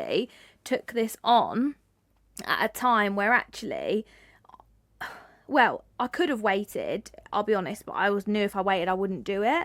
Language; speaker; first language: English; native; English